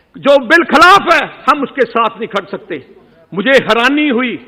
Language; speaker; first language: Hindi; non-native, local second language; Punjabi